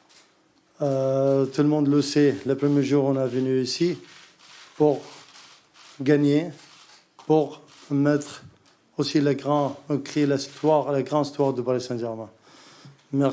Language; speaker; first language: French; non-native, learner; Arabic